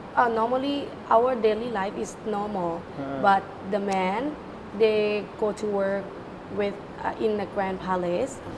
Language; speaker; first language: English; non-native, learner; Thai